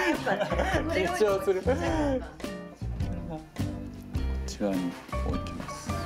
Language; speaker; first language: Japanese; native; Japanese